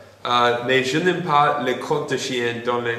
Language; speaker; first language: French; non-native, learner; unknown